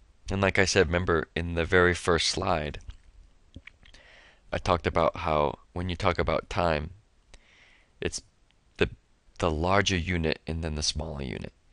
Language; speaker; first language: English; native; English